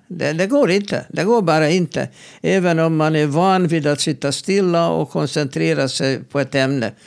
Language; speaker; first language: Swedish; non-native, fluent; Hungarian